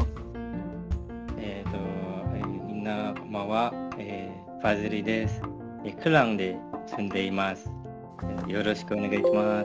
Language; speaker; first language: Japanese; non-native, learner; Malay